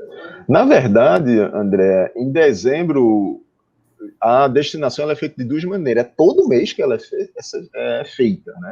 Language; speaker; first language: Portuguese; native; Portuguese